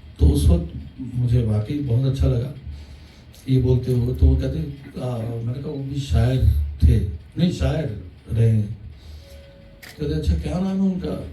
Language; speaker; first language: Hindi; early bilingual, heritage; Hindi